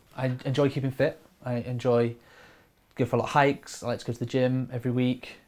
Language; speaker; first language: English; native; English